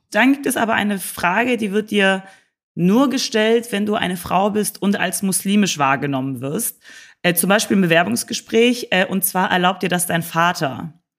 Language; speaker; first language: German; native; German